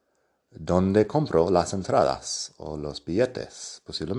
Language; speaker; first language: Spanish; non-native, fluent; English